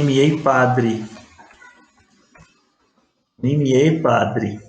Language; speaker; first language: Italian; non-native, learner; Portuguese